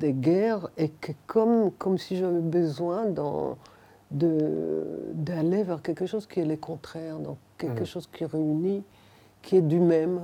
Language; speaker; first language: French; non-native, fluent; Hebrew